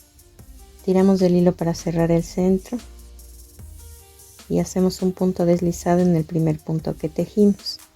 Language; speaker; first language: Spanish; native; Spanish